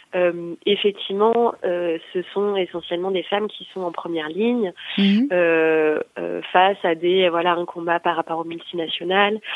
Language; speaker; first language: French; native; French